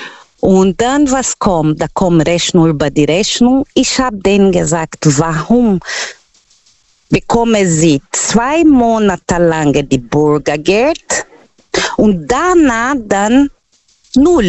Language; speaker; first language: German; non-native, fluent; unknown